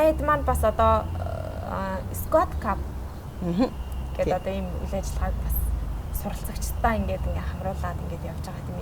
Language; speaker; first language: Mongolian; native; Mongolian